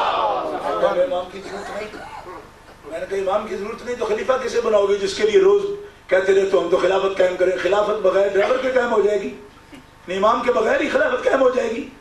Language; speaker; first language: Urdu; non-native, local second language; Punjabi